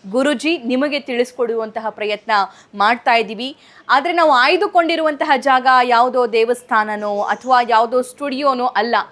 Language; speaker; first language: Kannada; native; Kannada